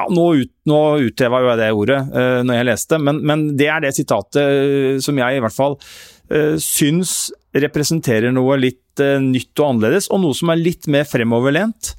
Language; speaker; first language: Norwegian; native; Norwegian